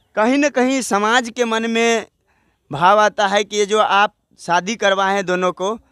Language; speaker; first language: Hindi; native; Hindi